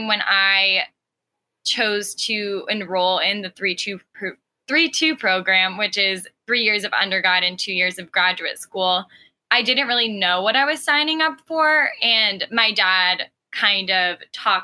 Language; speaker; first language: English; early bilingual, other home language; Arabic